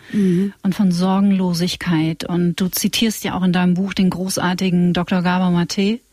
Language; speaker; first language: German; native; German